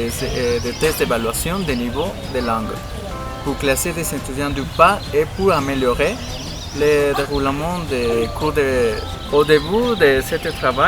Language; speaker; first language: French; non-native, learner; Spanish